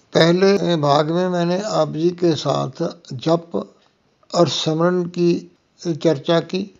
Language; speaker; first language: Hindi; non-native, local second language; Punjabi